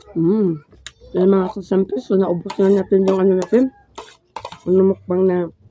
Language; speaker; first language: Filipino; non-native, local second language; Cebuano